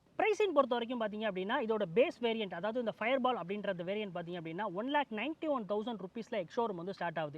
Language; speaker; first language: Tamil; native; Tamil